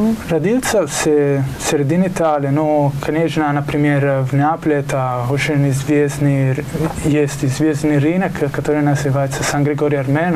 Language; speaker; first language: Russian; non-native, learner; Italian